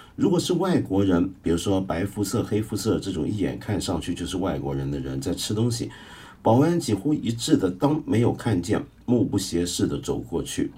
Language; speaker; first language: Chinese; non-native, local second language; Cantonese